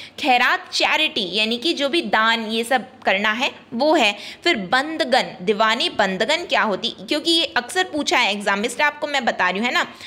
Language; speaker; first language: Hindi; native; Hindi